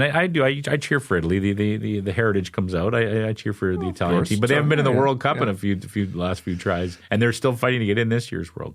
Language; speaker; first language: English; native; English